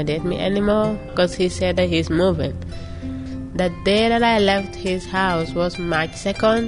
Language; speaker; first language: English; non-native, local second language; Mandingo